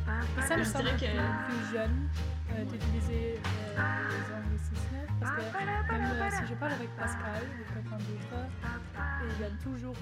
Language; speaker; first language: French; non-native, fluent; German